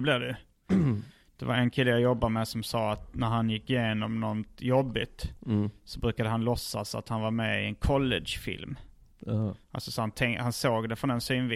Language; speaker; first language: Swedish; native; Swedish